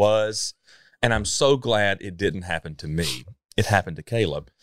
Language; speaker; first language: English; native; English